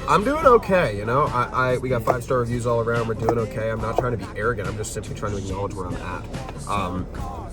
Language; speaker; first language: English; native; English